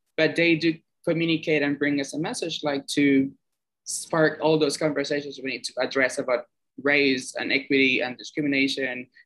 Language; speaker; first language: English; non-native, fluent; Spanish